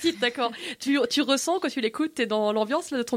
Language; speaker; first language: French; native; French